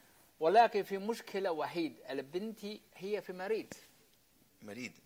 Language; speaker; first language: Arabic; non-native, learner; Chinese